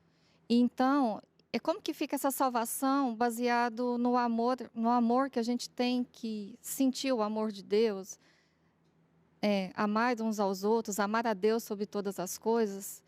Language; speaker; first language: Portuguese; native; Portuguese